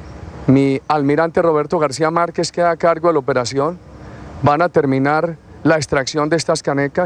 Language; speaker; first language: Spanish; native; Spanish